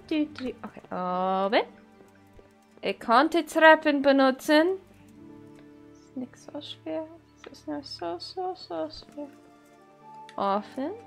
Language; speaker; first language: German; non-native, learner; English